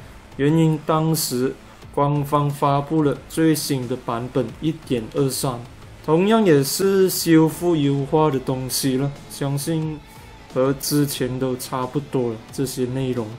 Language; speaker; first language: Chinese; native; Chinese